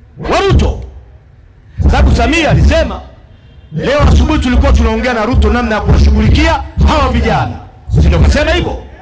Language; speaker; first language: Swahili; native; Swahili